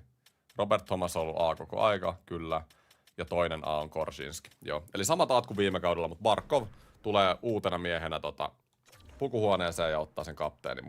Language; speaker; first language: Finnish; native; Finnish